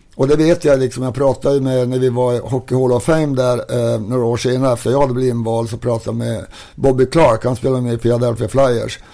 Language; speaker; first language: Swedish; native; Swedish